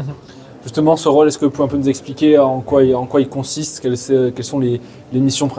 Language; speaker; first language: French; native; French